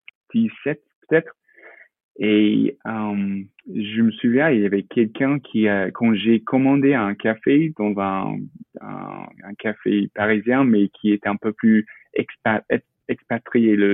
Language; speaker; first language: French; non-native, fluent; English